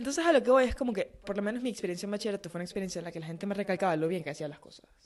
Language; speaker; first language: Spanish; native; Spanish